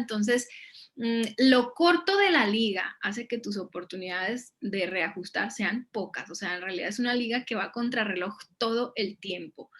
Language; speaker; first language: Spanish; native; Spanish